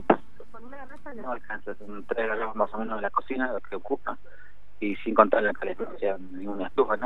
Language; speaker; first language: Spanish; native; Spanish